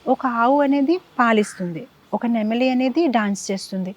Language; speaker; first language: Telugu; non-native, fluent; Gujarati